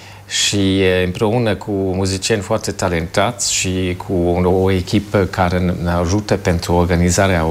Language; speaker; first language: Romanian; non-native, fluent; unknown